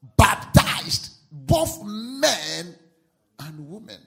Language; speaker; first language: English; non-native, local second language; Akan